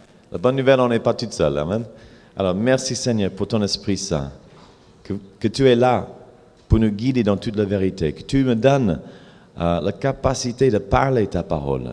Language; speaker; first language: French; non-native, fluent; English